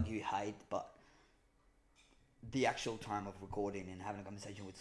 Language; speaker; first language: English; non-native, fluent; Spanish